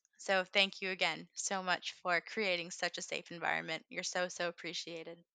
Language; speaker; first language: English; early bilingual, other home language; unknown